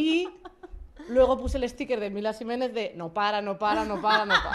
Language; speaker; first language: Spanish; native; Spanish